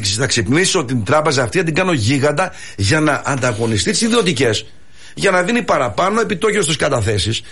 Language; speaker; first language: Greek; early bilingual, heritage; Greek